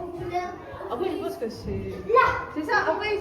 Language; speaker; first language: French; non-native, fluent; Tamil